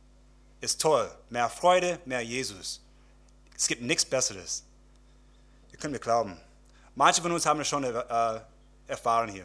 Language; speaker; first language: German; non-native, fluent; English